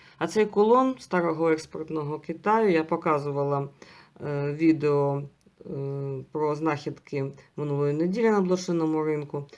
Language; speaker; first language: Ukrainian; non-native, local second language; Russian